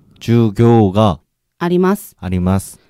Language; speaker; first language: Japanese; non-native, learner; Korean